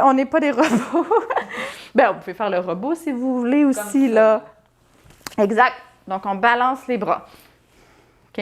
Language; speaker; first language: French; native; French